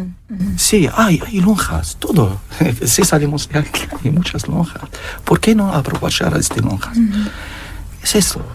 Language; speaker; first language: Spanish; non-native, learner; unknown